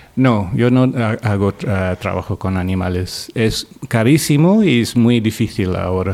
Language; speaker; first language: Spanish; non-native, fluent; English